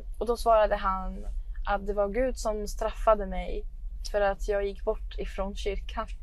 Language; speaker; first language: Swedish; non-native, fluent; Arabic